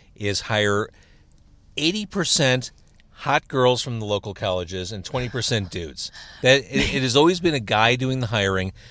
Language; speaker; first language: English; native; English